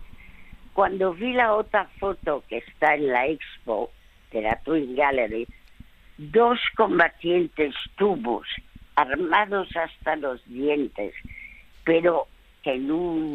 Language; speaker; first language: Spanish; early bilingual, other home language; French